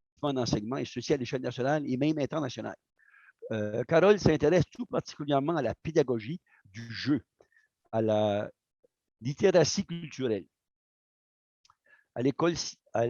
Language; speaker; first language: French; native; French